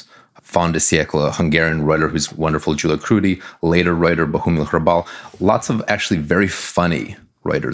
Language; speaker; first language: English; native; English